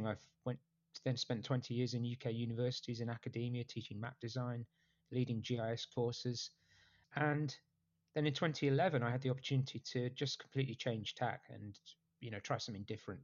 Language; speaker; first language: English; native; English